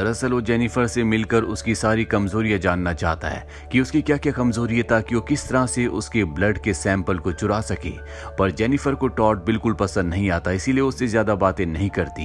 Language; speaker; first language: Hindi; native; Hindi